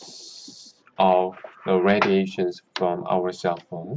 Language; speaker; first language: English; non-native, learner; Korean